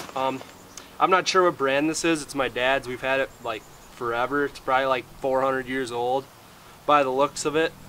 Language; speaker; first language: English; native; English